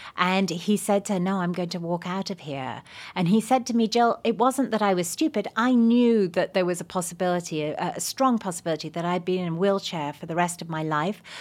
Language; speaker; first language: English; native; English